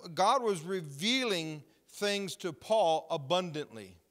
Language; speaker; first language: English; native; English